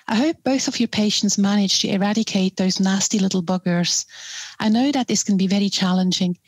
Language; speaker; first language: English; non-native, fluent; German